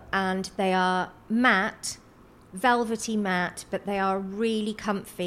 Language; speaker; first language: English; native; English